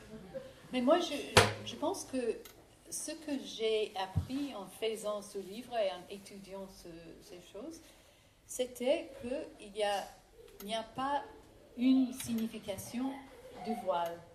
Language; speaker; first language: French; non-native, fluent; English